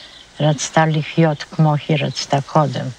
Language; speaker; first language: Hebrew; non-native, fluent; Polish